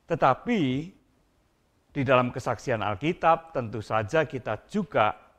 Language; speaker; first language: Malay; non-native, local second language; Indonesian